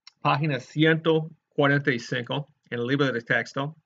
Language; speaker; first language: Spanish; non-native, fluent; English